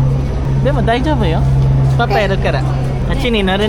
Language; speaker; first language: Japanese; non-native, fluent; Filipino